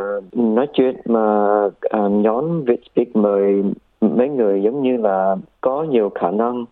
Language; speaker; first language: Vietnamese; early bilingual, heritage; Vietnamese